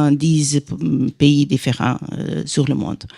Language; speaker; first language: French; non-native, fluent; Portuguese